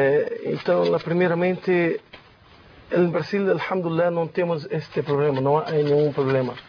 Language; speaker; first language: Spanish; non-native, learner; Portuguese